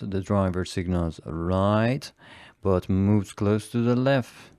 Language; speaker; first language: English; non-native, fluent; Persian